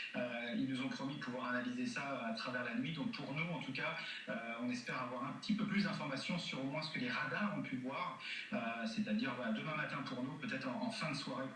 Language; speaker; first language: French; native; French